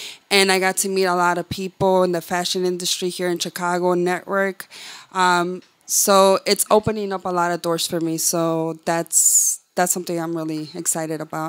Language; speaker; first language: English; early bilingual, other home language; Spanish